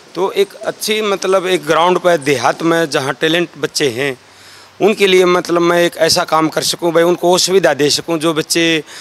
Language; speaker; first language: Hindi; native; Hindi